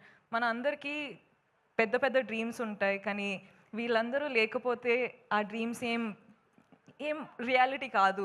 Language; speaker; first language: Telugu; non-native, local second language; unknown